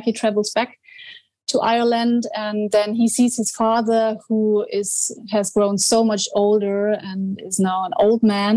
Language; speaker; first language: English; non-native, fluent; German